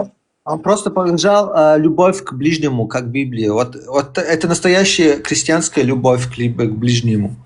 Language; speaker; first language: Russian; early bilingual, heritage; Chechen